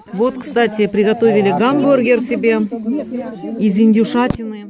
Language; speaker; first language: Russian; native; Russian